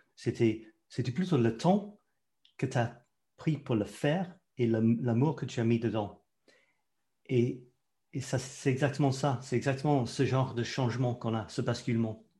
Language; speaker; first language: French; non-native, fluent; English